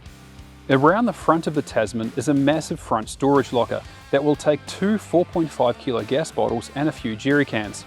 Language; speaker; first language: English; native; English